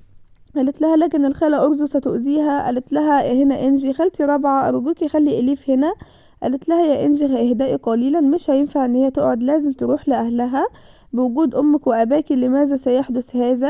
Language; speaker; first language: Arabic; native; Arabic